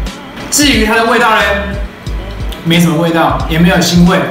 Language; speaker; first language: Chinese; native; Chinese